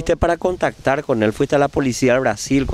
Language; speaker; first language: Spanish; native; Spanish